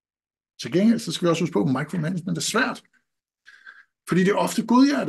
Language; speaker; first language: Danish; native; Danish